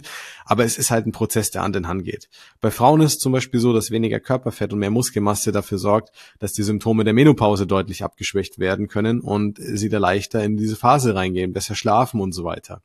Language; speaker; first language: German; native; German